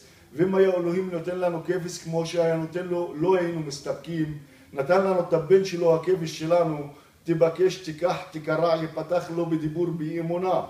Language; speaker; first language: Hebrew; non-native, local second language; Arabic